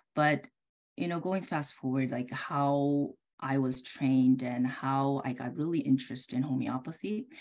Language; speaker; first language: English; early bilingual, other home language; Korean